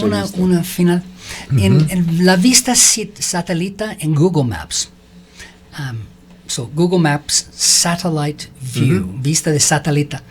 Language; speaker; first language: Spanish; non-native, learner; English